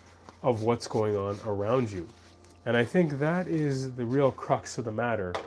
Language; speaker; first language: English; native; English